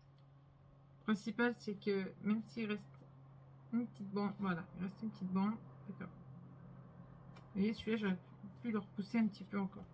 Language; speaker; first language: French; native; French